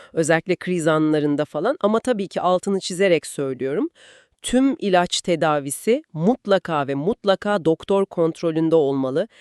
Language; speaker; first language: Turkish; native; Turkish